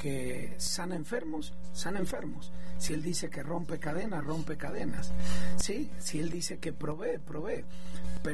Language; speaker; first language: Spanish; native; Spanish